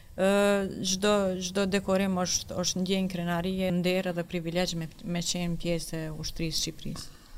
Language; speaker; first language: Albanian; native; Albanian